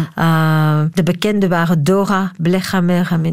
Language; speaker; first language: Dutch; native; Dutch